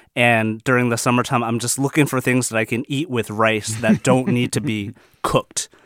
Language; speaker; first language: English; early bilingual, other home language; Chinese